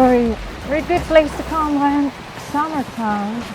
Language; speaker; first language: English; non-native, learner; Filipino